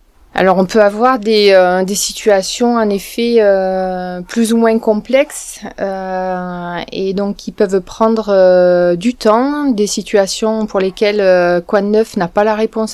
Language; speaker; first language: French; native; French